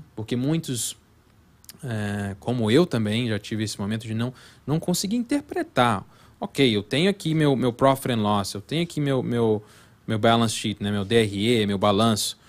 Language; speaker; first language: Portuguese; non-native, fluent; English